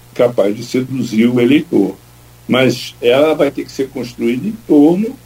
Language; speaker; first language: Portuguese; native; Portuguese